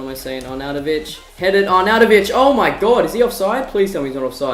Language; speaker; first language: English; native; English